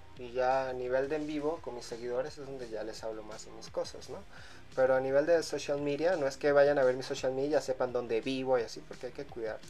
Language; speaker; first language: Spanish; native; Spanish